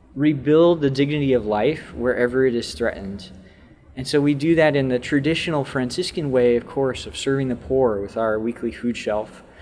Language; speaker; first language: English; native; English